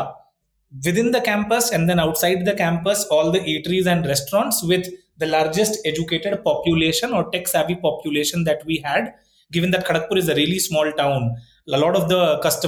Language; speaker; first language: English; non-native, local second language; Hindi